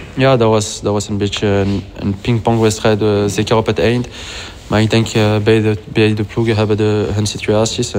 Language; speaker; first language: Dutch; non-native, local second language; French